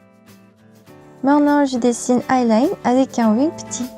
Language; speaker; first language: French; non-native, learner; Korean